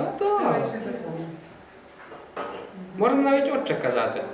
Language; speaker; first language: Ukrainian; native; Ukrainian